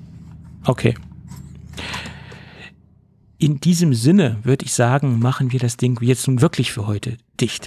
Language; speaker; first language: German; native; German